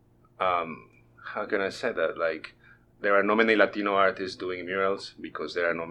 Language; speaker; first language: English; non-native, fluent; Spanish